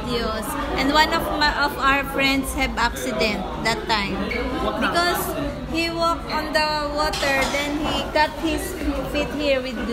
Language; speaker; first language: English; non-native, local second language; Filipino